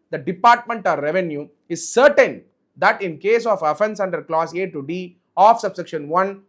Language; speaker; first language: English; non-native, local second language; Tamil